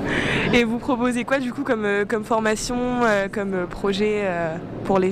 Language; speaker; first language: French; native; French